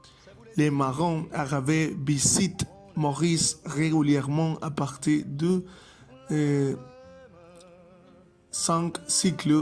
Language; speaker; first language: French; non-native, learner; Spanish